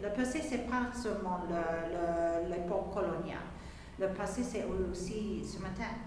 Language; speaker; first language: French; non-native, fluent; English